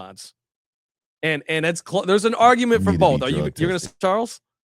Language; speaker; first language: English; native; English